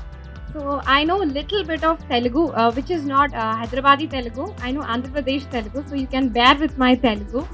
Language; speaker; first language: Telugu; early bilingual, heritage; Telugu